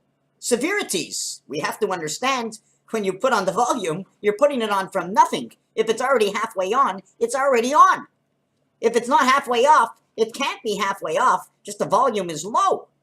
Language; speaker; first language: English; native; English